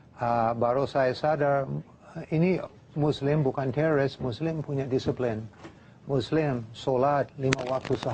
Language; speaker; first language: Indonesian; non-native, learner; English